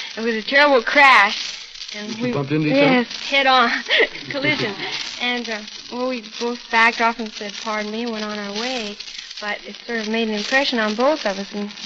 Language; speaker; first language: English; native; English